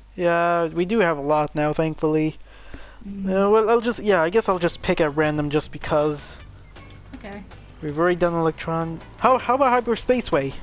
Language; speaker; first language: English; native; English